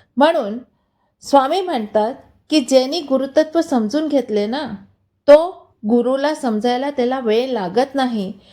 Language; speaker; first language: Marathi; non-native, local second language; Hindi